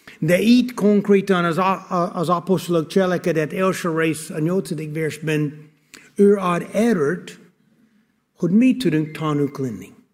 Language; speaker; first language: Hungarian; non-native, fluent; English